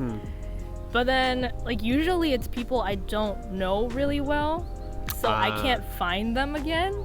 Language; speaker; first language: English; native; English